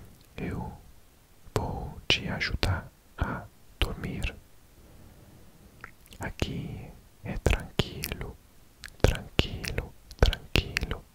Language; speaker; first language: Portuguese; non-native, learner; English